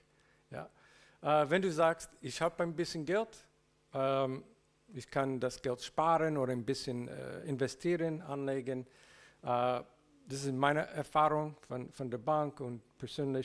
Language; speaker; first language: German; non-native, learner; English